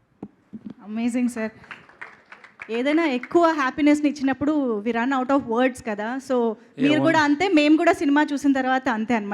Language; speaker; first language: Telugu; native; Telugu